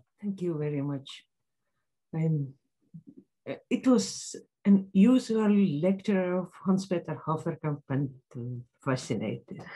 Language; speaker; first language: English; non-native, learner; Estonian